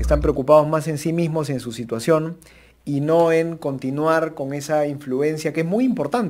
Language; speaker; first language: Spanish; native; Spanish